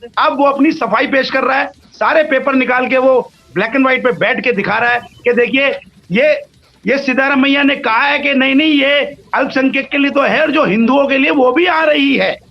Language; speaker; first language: Hindi; native; Hindi